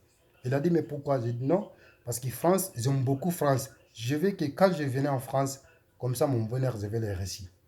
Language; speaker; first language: French; non-native, learner; Soninke